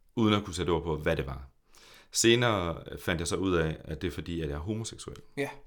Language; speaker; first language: Danish; native; Danish